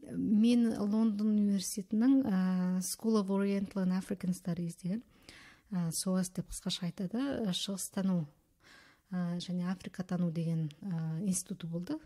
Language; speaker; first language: Kazakh; early bilingual, heritage; Kazakh